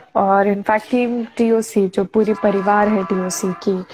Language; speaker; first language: Hindi; native; Hindi